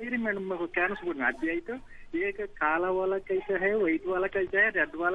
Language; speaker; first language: Hindi; native; Hindi